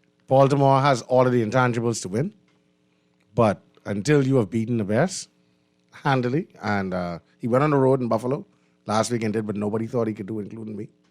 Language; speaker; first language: English; native; English